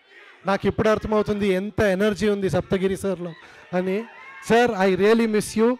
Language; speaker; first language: Telugu; non-native, learner; Kannada